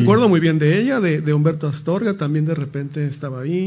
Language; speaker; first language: Spanish; native; Spanish